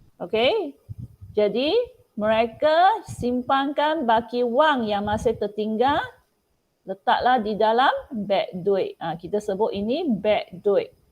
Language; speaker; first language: Malay; non-native, local second language; Chinese